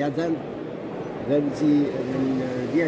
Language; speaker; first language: German; non-native, learner; Albanian